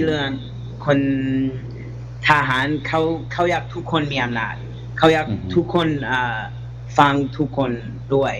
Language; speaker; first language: Thai; non-native, learner; English